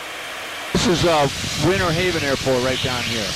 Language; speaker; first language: English; native; English